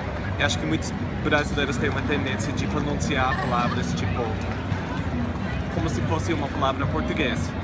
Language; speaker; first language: Portuguese; non-native, fluent; English